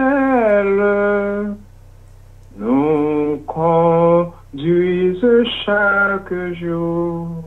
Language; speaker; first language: French; non-native, local second language; Haitian Creole